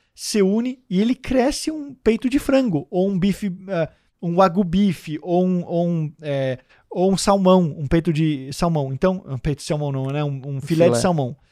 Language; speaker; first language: Portuguese; early bilingual, heritage; Danish